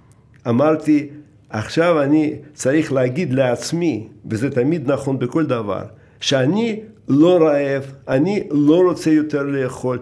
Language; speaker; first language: Hebrew; non-native, fluent; Russian